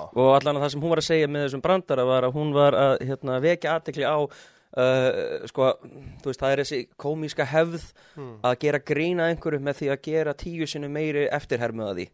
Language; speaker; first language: Icelandic; early bilingual, heritage; Icelandic